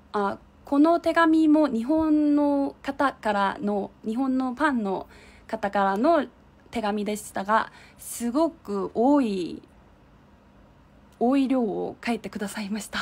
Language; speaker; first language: Japanese; non-native, fluent; Korean